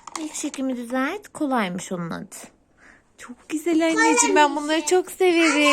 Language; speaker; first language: Turkish; native; Turkish